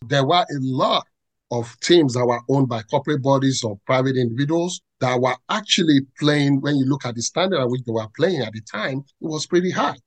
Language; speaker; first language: English; non-native, local second language; Yoruba